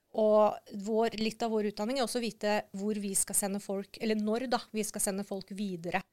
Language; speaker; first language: Norwegian; native; Norwegian